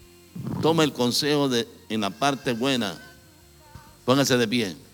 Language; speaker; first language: Spanish; native; Spanish